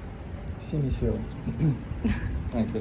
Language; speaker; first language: Spanish; non-native, learner; Russian